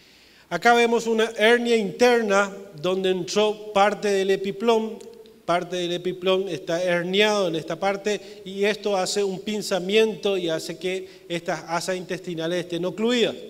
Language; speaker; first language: Spanish; native; Spanish